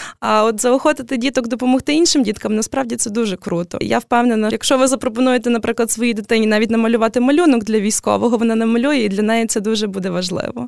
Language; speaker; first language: Ukrainian; native; Ukrainian